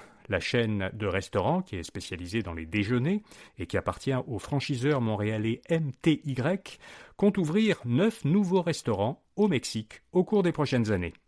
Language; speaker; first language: French; native; French